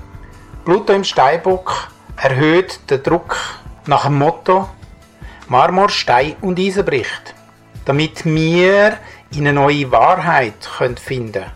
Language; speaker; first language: German; native; German